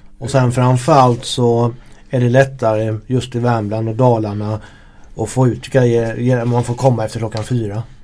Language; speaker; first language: Swedish; native; Swedish